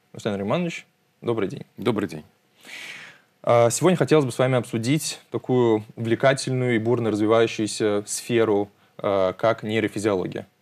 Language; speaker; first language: Russian; native; Russian